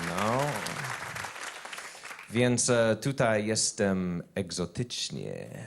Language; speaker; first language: Polish; non-native, learner; English